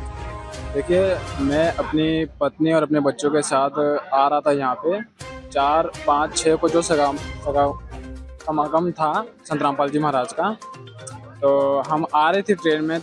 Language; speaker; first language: Hindi; native; Hindi